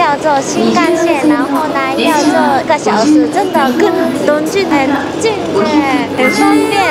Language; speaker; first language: Chinese; non-native, fluent; Japanese